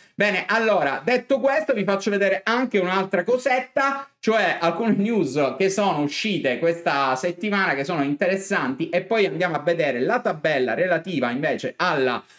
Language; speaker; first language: Italian; native; Italian